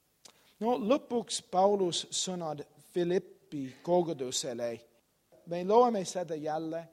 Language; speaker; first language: Estonian; non-native, learner; English